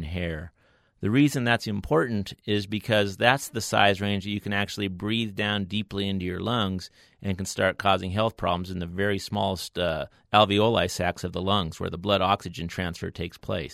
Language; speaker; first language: English; native; English